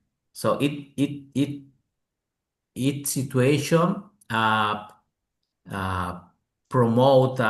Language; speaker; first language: English; non-native, learner; Spanish